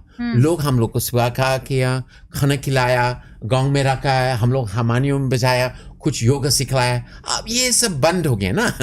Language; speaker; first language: Hindi; non-native, fluent; English